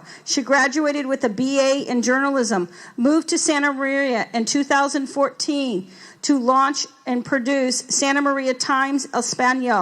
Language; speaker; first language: English; native; English